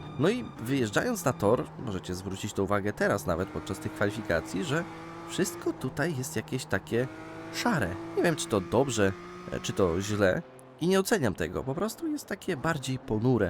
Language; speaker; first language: Polish; native; Polish